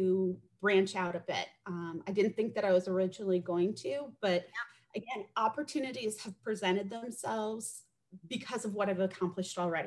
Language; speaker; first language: English; native; English